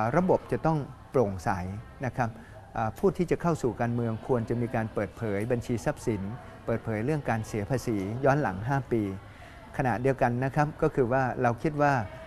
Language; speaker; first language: Thai; native; Thai